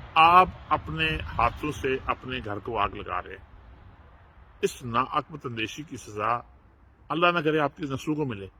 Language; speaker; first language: Urdu; non-native, local second language; Punjabi